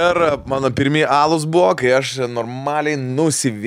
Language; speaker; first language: Lithuanian; native; Lithuanian